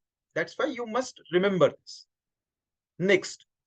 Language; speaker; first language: English; non-native, local second language; Hindi